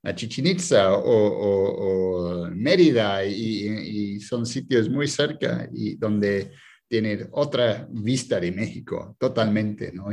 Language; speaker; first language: Spanish; non-native, fluent; English